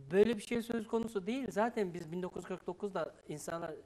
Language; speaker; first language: Turkish; non-native, fluent; Uyghur